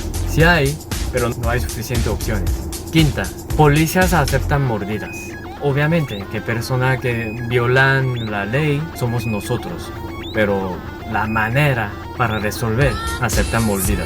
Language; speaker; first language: Spanish; non-native, learner; Korean